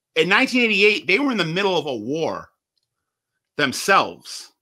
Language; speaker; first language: English; native; English